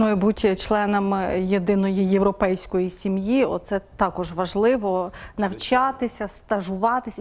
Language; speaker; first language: Ukrainian; native; Ukrainian